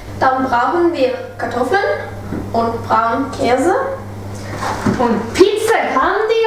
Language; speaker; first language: German; non-native, learner; Norwegian